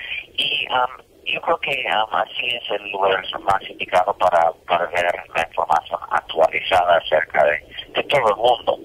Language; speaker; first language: Spanish; non-native, fluent; English